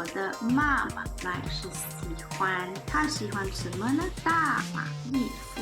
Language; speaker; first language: Chinese; non-native, learner; English